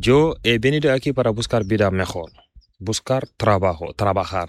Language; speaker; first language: Spanish; non-native, learner; Fula